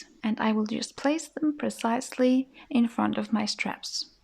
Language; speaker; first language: English; non-native, fluent; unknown